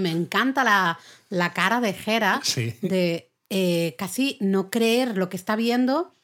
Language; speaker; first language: Spanish; native; Spanish